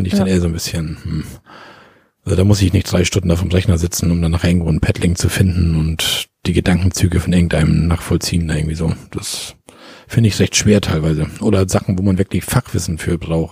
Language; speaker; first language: German; native; German